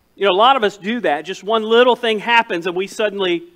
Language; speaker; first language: English; native; English